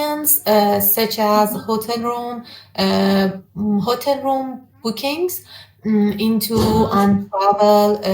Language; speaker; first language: English; non-native, learner; Persian